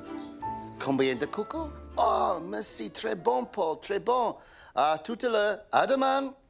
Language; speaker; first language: French; non-native, learner; English